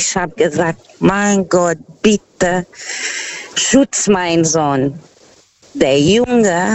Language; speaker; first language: German; non-native, fluent; Portuguese